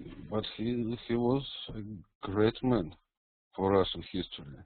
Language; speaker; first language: English; non-native, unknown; Russian